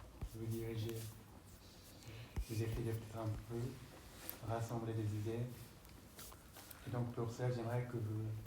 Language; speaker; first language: French; non-native, fluent; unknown